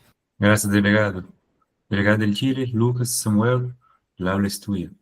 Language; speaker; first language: Spanish; non-native, learner; Portuguese